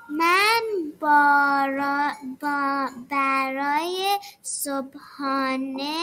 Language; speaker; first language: Persian; early bilingual, heritage; Persian